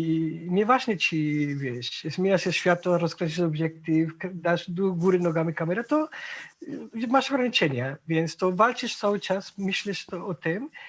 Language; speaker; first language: Polish; non-native, fluent; Spanish